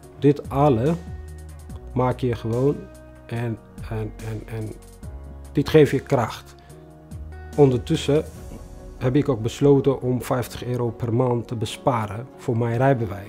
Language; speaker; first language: Dutch; non-native, fluent; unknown